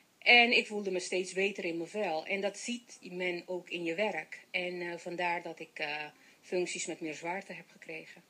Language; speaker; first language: Dutch; non-native, local second language; Papiamento